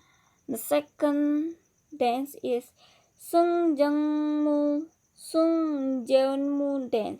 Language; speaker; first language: English; non-native, learner; Indonesian